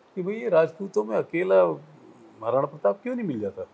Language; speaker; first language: Hindi; native; Hindi